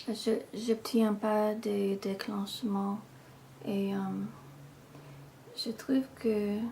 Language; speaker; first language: French; non-native, fluent; English